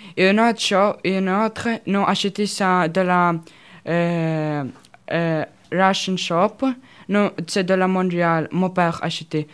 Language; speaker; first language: French; non-native, learner; Russian